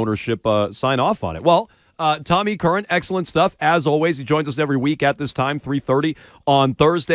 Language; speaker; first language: English; native; English